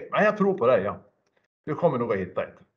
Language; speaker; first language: Swedish; native; Swedish